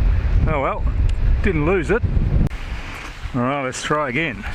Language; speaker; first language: English; native; English